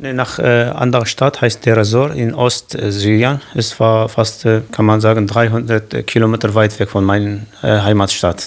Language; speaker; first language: German; non-native, learner; Kurdish